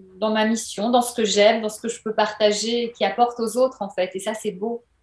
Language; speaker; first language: French; native; French